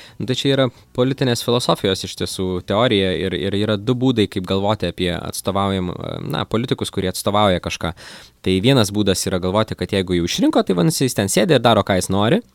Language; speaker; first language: Lithuanian; native; Lithuanian